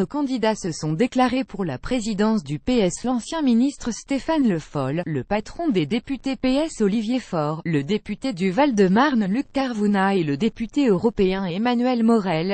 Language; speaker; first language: French; native; French